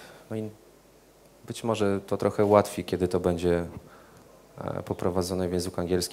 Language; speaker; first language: Polish; native; Polish